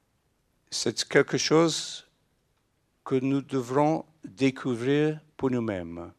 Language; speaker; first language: French; non-native, fluent; English